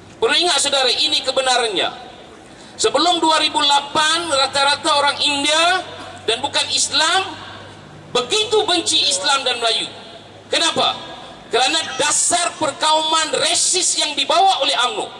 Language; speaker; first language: Malay; early bilingual, other home language; Tamil